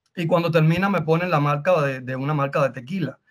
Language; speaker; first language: Spanish; native; Spanish